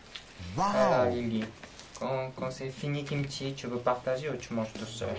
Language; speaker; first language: French; non-native, learner; Korean